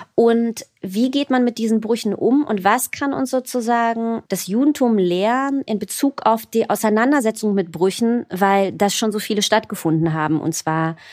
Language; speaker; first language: German; native; German